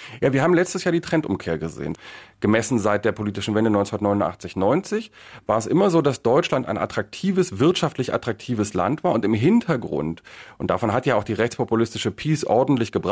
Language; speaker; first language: German; native; German